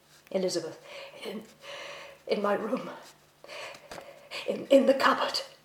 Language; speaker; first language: English; native; English